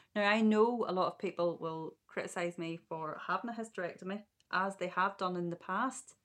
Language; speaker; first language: English; native; English